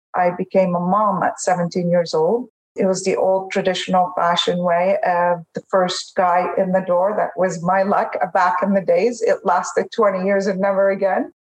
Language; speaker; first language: English; non-native, fluent; Arabic